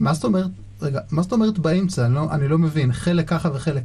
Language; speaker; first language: Hebrew; native; Hebrew